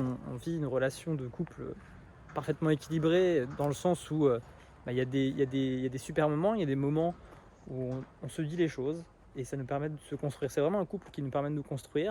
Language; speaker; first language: French; native; French